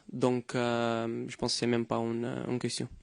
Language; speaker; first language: French; non-native, fluent; Portuguese